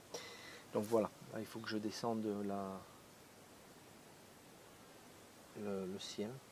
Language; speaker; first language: French; native; French